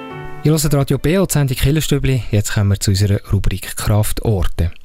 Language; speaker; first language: German; native; German